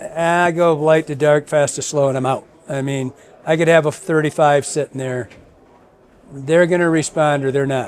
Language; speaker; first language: English; native; English